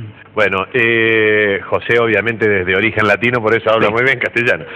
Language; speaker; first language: Spanish; native; Spanish